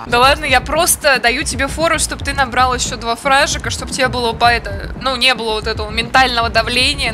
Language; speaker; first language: Russian; native; Russian